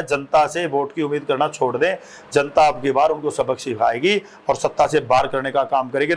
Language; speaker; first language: Hindi; native; Hindi